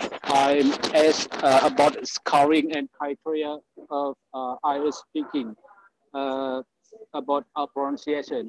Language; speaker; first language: English; non-native, learner; Indonesian